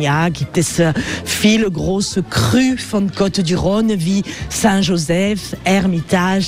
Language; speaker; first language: German; non-native, learner; French